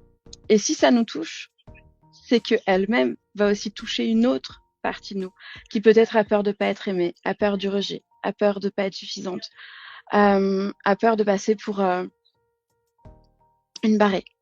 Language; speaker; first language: French; native; French